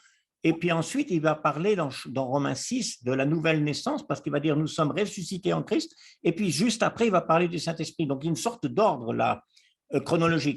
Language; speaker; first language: French; native; French